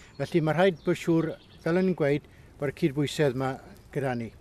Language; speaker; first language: Welsh; native; Welsh